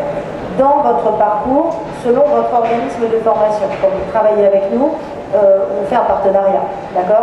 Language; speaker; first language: French; native; French